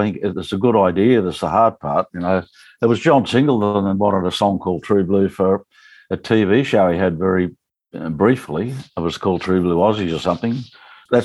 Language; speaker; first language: English; native; English